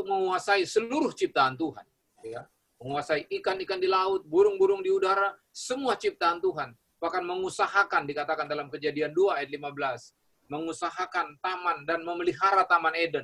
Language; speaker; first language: Indonesian; native; Indonesian